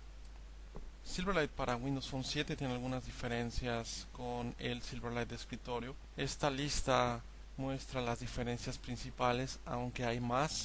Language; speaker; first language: Spanish; native; Spanish